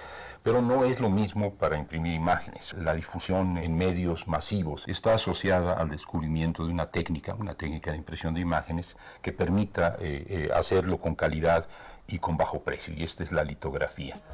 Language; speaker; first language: Spanish; native; Spanish